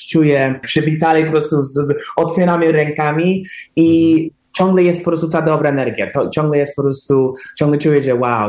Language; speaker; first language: Polish; early bilingual, heritage; English